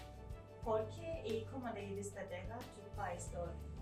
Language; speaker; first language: Spanish; non-native, fluent; Turkish